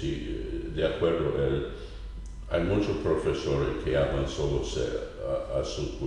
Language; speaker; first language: Spanish; non-native, fluent; English